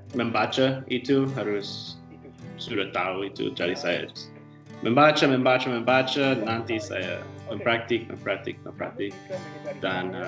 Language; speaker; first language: Indonesian; non-native, learner; English